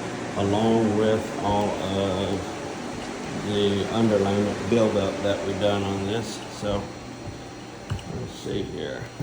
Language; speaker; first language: English; native; English